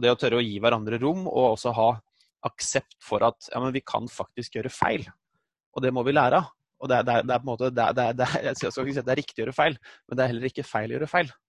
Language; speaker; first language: Norwegian; native; Norwegian